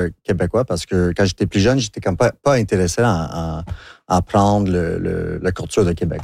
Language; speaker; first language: French; non-native, local second language; English